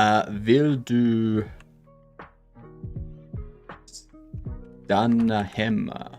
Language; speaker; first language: Swedish; non-native, learner; English